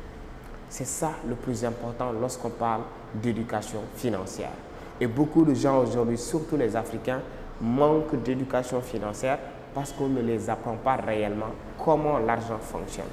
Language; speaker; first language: French; non-native, local second language; Wolof